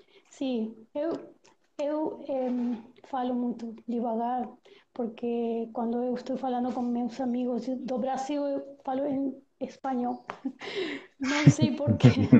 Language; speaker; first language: Portuguese; non-native, learner; Spanish